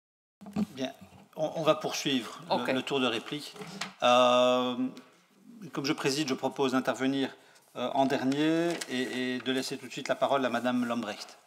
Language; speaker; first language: French; native; French